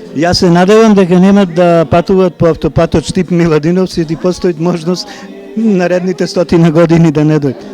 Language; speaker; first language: Macedonian; native; Macedonian